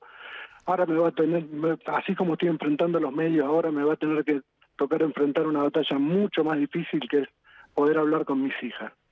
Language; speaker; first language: Spanish; native; Spanish